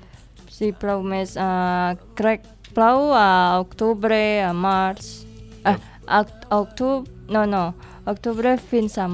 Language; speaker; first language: Catalan; non-native, learner; Indonesian